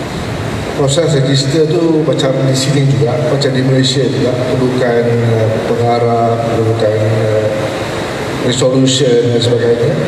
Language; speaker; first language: Malay; native; Malay